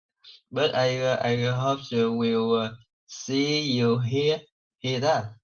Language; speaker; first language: English; non-native, learner; Vietnamese